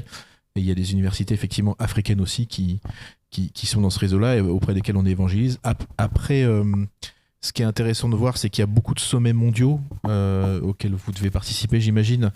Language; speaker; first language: French; native; French